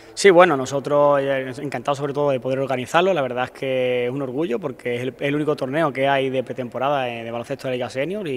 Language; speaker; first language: Spanish; native; Spanish